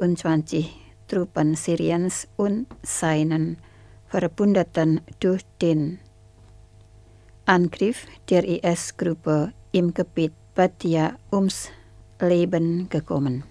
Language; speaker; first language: German; non-native, fluent; Indonesian